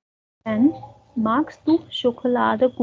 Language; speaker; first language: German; non-native, fluent; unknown